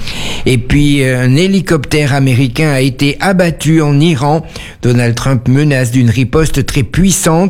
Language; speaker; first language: French; native; French